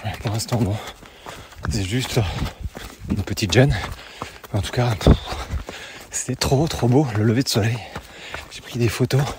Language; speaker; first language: French; native; French